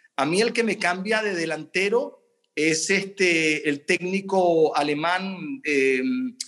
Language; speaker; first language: Spanish; early bilingual, other home language; Italian